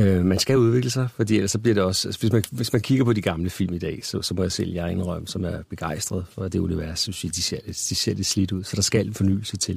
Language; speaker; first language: Danish; native; Danish